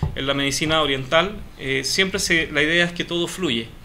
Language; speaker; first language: Spanish; native; Spanish